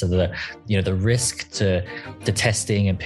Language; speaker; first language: English; native; English